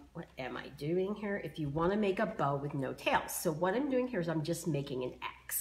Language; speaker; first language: English; native; English